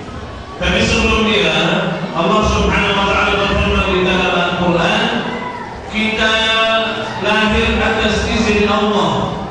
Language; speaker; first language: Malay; non-native, fluent; Arabic